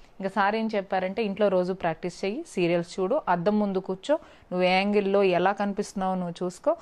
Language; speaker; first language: Telugu; native; Telugu